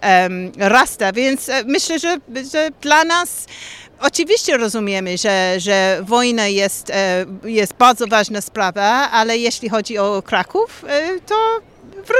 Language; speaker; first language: Polish; non-native, learner; English